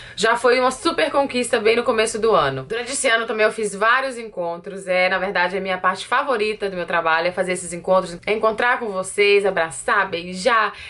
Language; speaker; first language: Portuguese; native; Portuguese